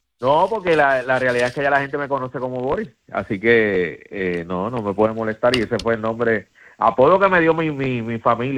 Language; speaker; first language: Spanish; native; Spanish